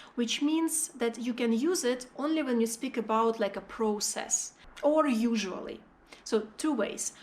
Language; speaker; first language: English; non-native, fluent; Russian